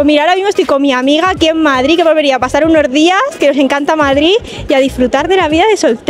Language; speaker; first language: Spanish; native; Spanish